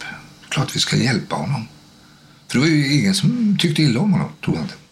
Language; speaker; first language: Swedish; native; Swedish